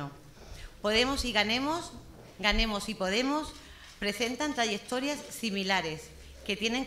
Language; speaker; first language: Spanish; native; Spanish